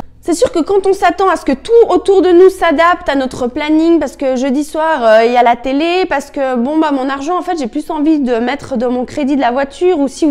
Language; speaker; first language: French; native; French